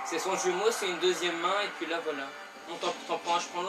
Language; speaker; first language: French; native; French